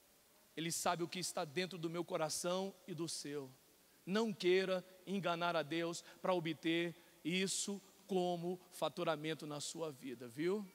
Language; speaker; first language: Portuguese; native; Portuguese